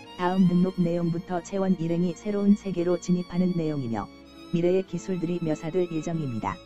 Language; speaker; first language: Korean; native; Korean